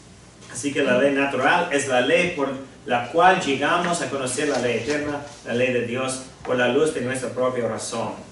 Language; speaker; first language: Spanish; non-native, fluent; English